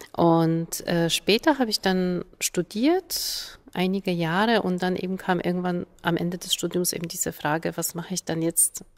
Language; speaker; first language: German; non-native, fluent; Polish